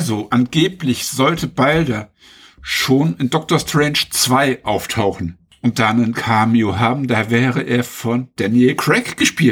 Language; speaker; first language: German; native; German